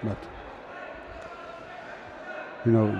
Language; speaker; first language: English; non-native, fluent; Italian